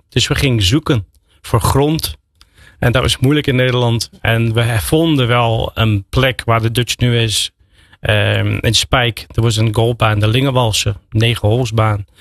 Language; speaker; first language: Dutch; non-native, fluent; English